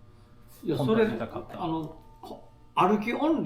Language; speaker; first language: Japanese; native; Japanese